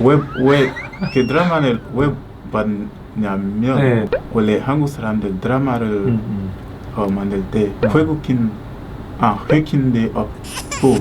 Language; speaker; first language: Korean; non-native, learner; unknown